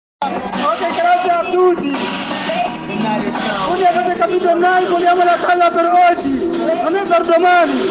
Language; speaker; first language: Italian; non-native, learner; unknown